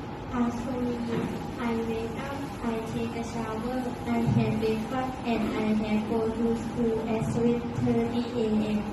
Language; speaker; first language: English; non-native, learner; Thai